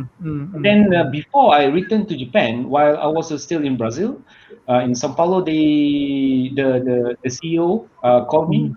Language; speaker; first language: English; non-native, learner; Malay